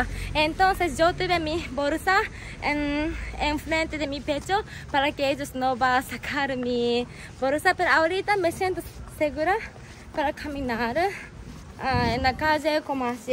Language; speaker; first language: Spanish; non-native, fluent; Japanese